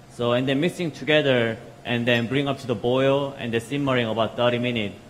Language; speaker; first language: English; non-native, learner; Korean